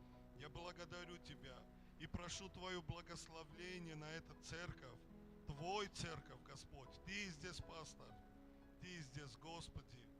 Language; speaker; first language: Russian; non-native, fluent; Armenian